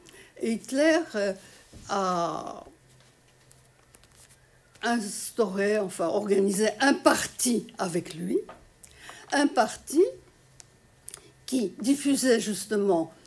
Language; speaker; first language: French; non-native, fluent; Polish